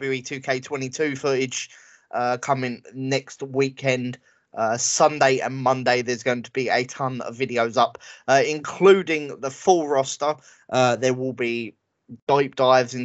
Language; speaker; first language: English; native; English